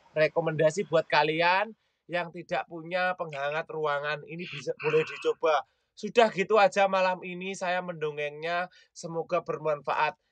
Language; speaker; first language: Indonesian; non-native, local second language; Javanese